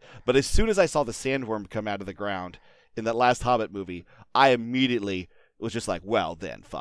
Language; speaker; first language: English; native; English